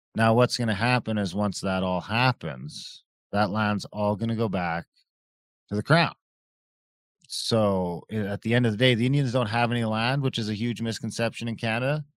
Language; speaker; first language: English; native; English